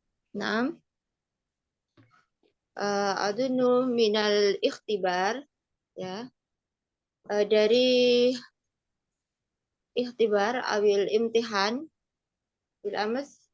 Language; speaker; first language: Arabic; non-native, fluent; Indonesian